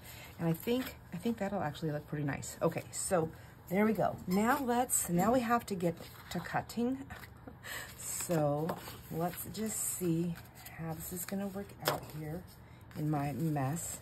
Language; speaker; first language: English; native; English